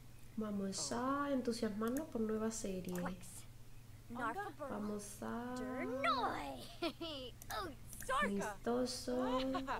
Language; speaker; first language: Spanish; native; Spanish